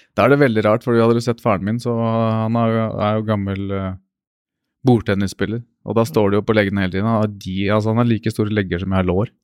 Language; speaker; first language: Norwegian; native; Norwegian